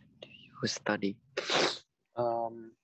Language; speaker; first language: English; non-native, learner; Vietnamese